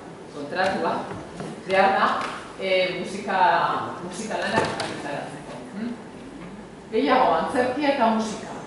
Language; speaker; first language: Basque; native; Basque